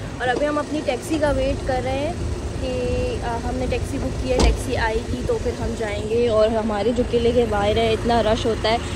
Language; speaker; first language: Urdu; native; Urdu